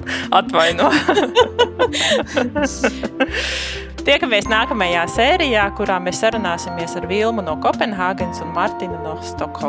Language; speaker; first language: Latvian; native; Latvian